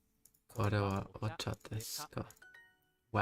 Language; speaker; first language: Japanese; non-native, learner; English